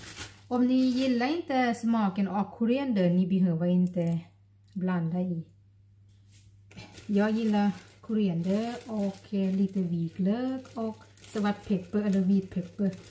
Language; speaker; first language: Swedish; non-native, learner; Thai